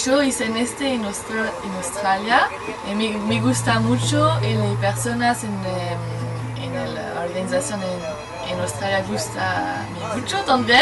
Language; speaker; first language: Spanish; non-native, learner; French